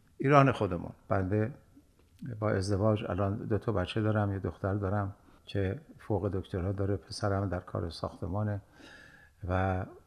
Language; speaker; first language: Persian; native; Persian